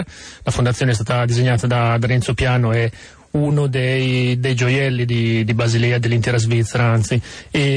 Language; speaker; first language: Italian; native; Italian